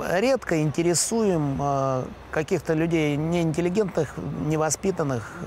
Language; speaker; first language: Russian; native; Russian